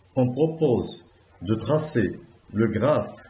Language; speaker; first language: French; non-native, local second language; Arabic